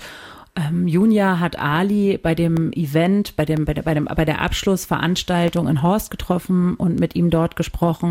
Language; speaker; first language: German; native; German